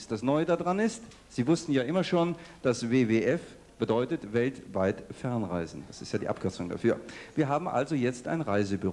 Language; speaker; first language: German; native; German